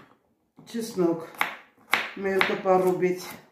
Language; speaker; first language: Russian; non-native, fluent; Armenian